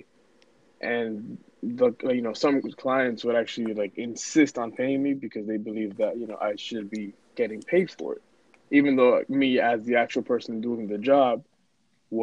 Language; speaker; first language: English; early bilingual, other home language; Spanish